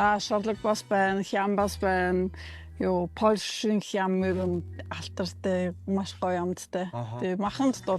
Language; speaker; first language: Mongolian; non-native, fluent; Polish